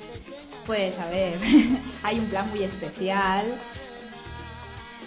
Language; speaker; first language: Spanish; native; Spanish